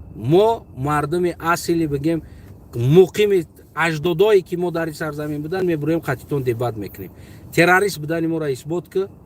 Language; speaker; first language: Tajik; native; Tajik